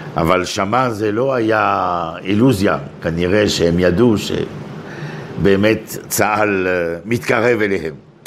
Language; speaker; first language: Hebrew; non-native, fluent; French